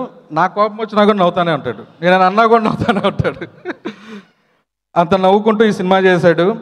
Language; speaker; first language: Telugu; native; Telugu